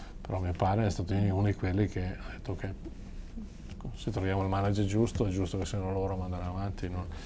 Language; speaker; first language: Italian; native; Italian